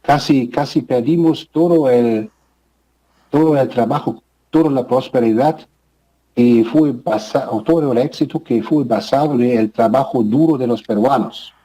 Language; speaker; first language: Spanish; non-native, fluent; German